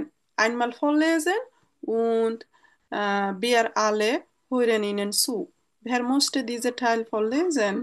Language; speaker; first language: German; non-native, learner; Bangla